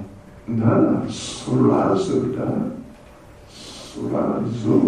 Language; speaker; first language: Russian; non-native, learner; English